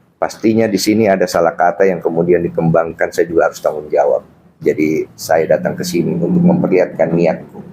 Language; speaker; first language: Indonesian; native; Indonesian